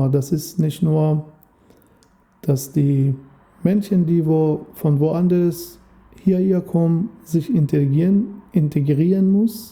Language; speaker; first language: German; non-native, fluent; Persian